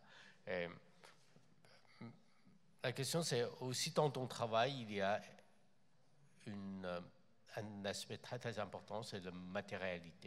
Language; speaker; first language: French; non-native, fluent; Chinese